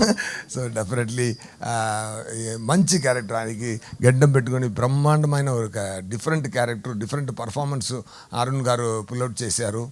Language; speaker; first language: Telugu; non-native, fluent; Tamil